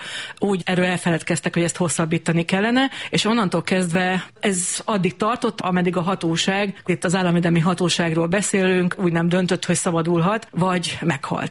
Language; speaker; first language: Hungarian; native; Hungarian